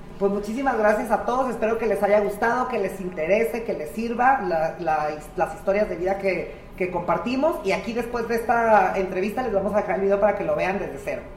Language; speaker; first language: Spanish; native; Spanish